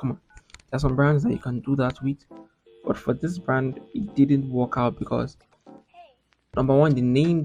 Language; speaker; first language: English; non-native, local second language; Yoruba